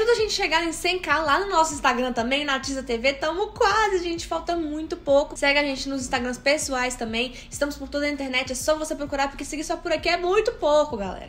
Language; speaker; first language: Portuguese; native; Portuguese